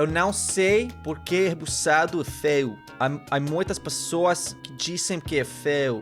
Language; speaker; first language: Portuguese; non-native, learner; English